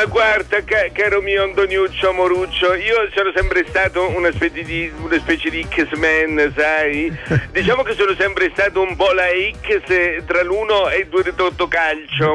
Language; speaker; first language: Italian; native; Italian